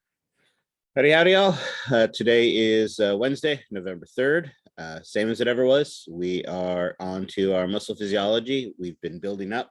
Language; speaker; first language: English; native; English